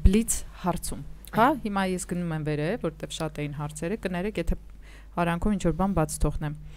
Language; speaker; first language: Armenian; native; Armenian